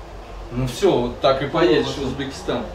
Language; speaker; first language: Russian; native; Russian